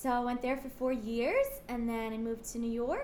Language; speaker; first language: English; native; English